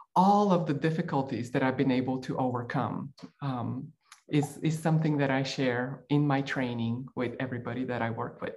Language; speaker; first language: English; non-native, fluent; Bulgarian